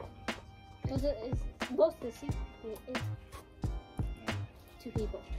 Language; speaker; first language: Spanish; early bilingual, heritage; Spanish